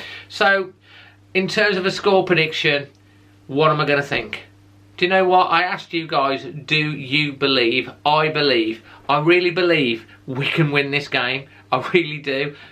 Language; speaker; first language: English; native; English